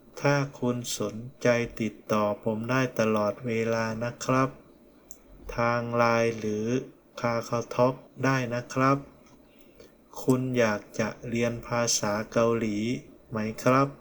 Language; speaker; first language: Thai; non-native, fluent; Korean